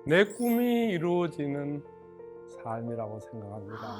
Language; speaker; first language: Korean; native; Korean